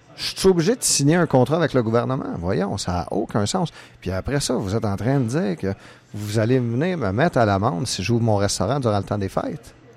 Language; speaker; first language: French; native; French